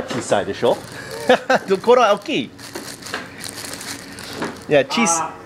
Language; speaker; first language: Japanese; non-native, learner; English